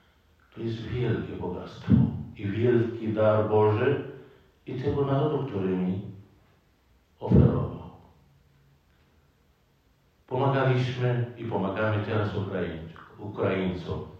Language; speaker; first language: Polish; non-native, fluent; Arabic